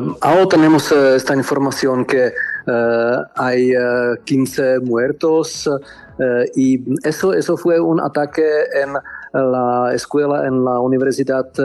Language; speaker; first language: Spanish; non-native, learner; Czech